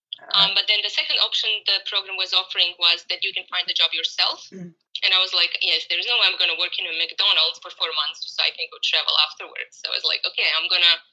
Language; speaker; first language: English; non-native, fluent; Croatian